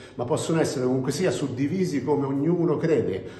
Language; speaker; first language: Italian; native; Italian